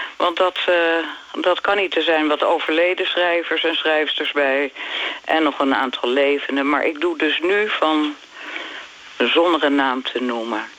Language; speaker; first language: Dutch; native; Dutch